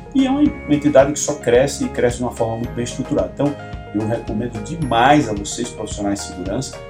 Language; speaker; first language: Portuguese; native; Portuguese